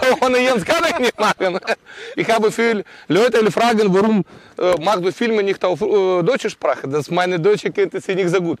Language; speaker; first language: German; non-native, learner; Russian